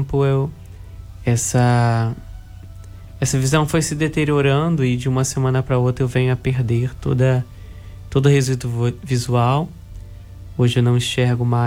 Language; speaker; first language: Portuguese; native; Portuguese